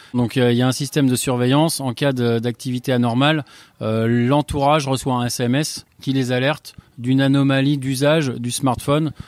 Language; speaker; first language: French; native; French